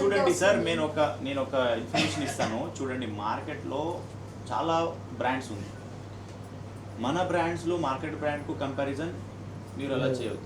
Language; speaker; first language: Telugu; non-native, learner; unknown